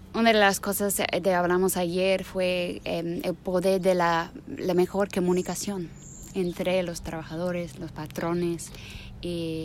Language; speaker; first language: Spanish; non-native, fluent; English